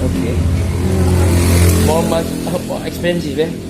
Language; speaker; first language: English; non-native, learner; Indonesian